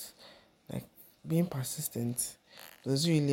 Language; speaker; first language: English; non-native, local second language; Yoruba